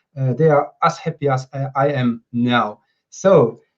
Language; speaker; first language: English; non-native, fluent; Polish